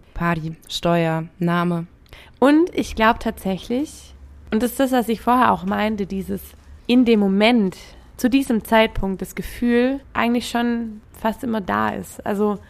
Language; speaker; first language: German; native; German